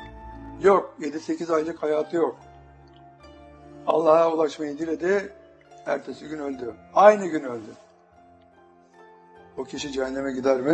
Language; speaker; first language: Turkish; native; Turkish